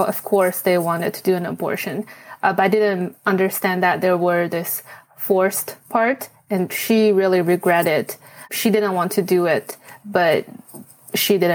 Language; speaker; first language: English; non-native, fluent; Chinese